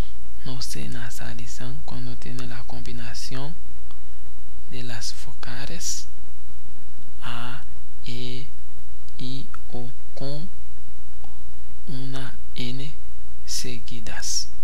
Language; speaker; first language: Spanish; non-native, fluent; Haitian Creole